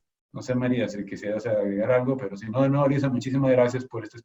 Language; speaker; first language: Spanish; native; Spanish